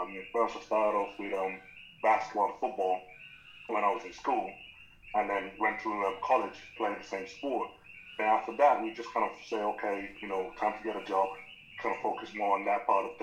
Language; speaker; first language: English; non-native, local second language; Yoruba